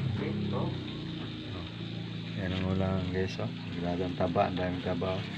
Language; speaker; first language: Filipino; non-native, local second language; Cebuano